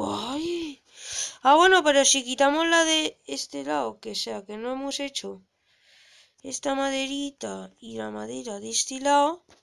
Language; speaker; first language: Spanish; native; Spanish